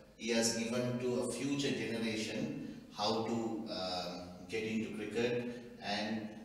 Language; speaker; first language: English; non-native, local second language; Sinhala